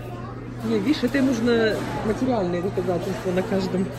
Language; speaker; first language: Russian; native; Russian